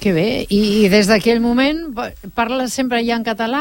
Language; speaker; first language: Catalan; native; Catalan